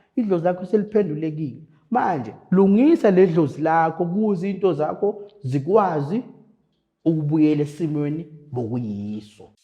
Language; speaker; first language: Zulu; native; Zulu